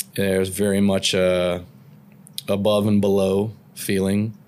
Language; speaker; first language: English; native; English